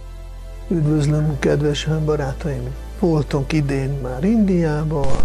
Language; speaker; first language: Hungarian; non-native, fluent; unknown